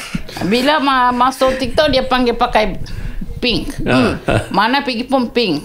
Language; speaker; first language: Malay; non-native, local second language; Tamil